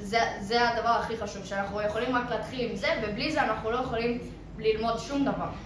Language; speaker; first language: Hebrew; early bilingual, other home language; English